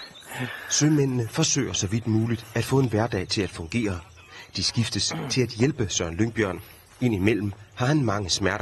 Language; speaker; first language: Danish; native; Danish